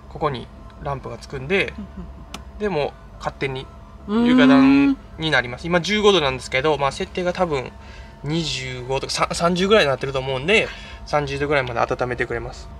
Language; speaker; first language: Japanese; native; Japanese